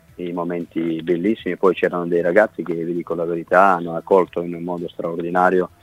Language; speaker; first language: Italian; non-native, fluent; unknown